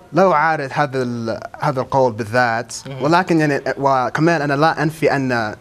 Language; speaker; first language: Arabic; non-native, fluent; English